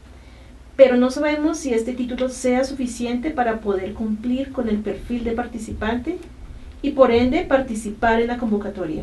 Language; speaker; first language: Spanish; native; Spanish